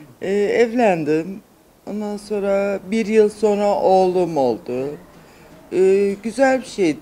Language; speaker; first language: Turkish; non-native, local second language; Kurdish